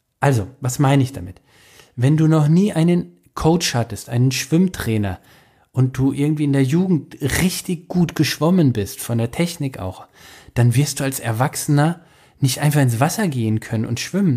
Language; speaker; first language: German; native; German